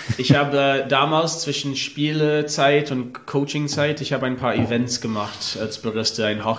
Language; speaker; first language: German; non-native, learner; English